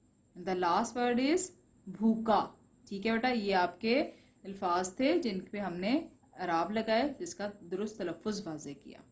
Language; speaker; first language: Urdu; non-native, local second language; Punjabi